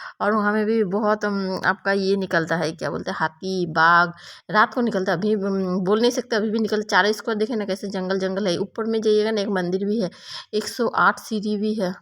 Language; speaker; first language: Hindi; non-native, local second language; Bangla